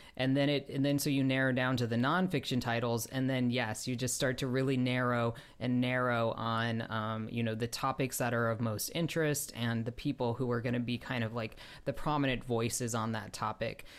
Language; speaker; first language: English; native; English